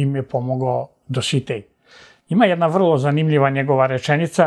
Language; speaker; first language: Serbian; native; Serbian